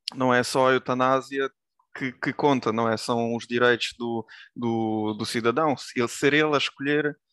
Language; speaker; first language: Portuguese; early bilingual, other home language; Ukrainian